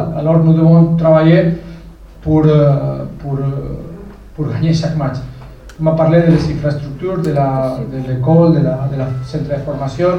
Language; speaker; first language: French; non-native, fluent; Spanish